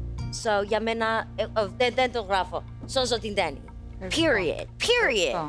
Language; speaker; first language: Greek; early bilingual, heritage; Greek